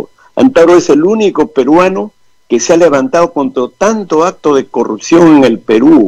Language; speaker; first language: Spanish; native; Spanish